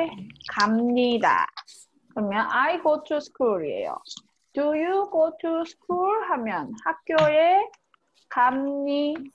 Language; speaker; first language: Korean; native; Korean